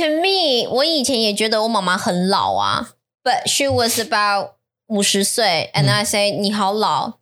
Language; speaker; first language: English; non-native, fluent; Chinese